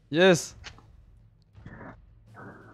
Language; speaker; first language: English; non-native, learner; French